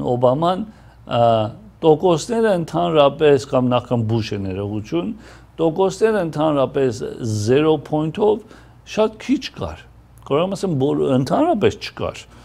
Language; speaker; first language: Armenian; early bilingual, heritage; Armenian